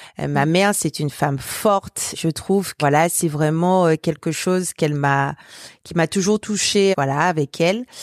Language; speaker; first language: French; native; French